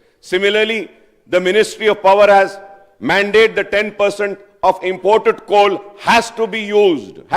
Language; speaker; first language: English; non-native, local second language; Urdu